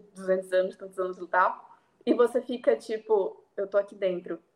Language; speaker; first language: Portuguese; native; Portuguese